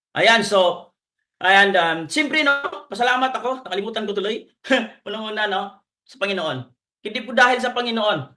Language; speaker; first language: Filipino; non-native, local second language; Cebuano